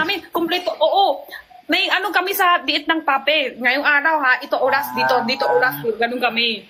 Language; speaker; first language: Filipino; non-native, learner; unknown